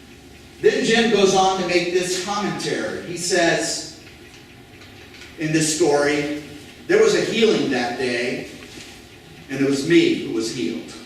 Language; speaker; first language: English; native; English